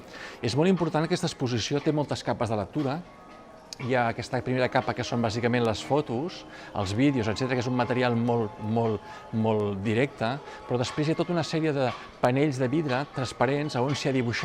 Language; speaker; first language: Catalan; native; Catalan